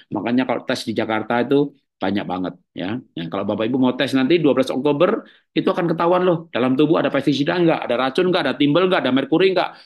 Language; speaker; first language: Indonesian; native; Indonesian